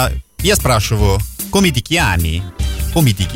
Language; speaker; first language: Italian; non-native, fluent; Russian